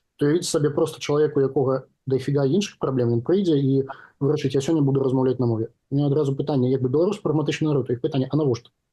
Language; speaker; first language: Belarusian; non-native, local second language; Russian